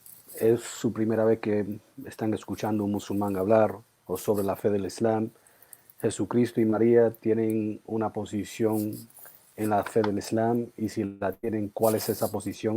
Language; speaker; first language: Spanish; early bilingual, heritage; Spanish